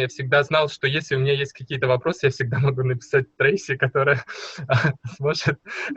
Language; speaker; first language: Russian; native; Russian